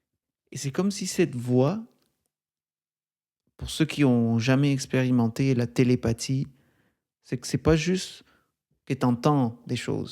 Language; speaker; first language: French; native; French